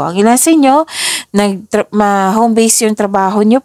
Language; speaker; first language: Filipino; native; Filipino